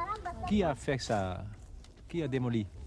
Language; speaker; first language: French; non-native, learner; Dutch